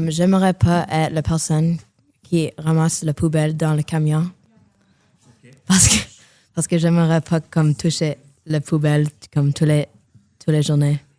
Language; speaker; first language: French; non-native, local second language; English